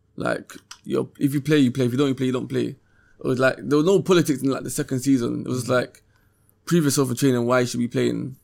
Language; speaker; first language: English; native; English